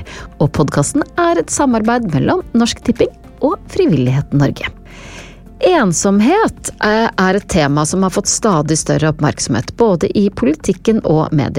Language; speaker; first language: Norwegian; native; Norwegian